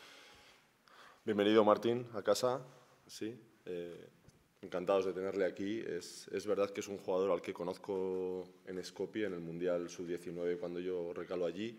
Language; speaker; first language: Spanish; native; Spanish